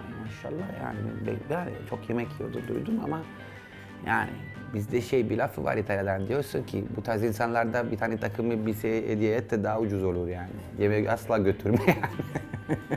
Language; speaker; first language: Turkish; non-native, fluent; Italian